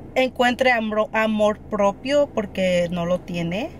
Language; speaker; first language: Spanish; early bilingual, heritage; Spanish